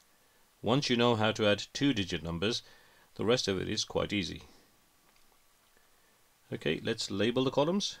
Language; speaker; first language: English; native; English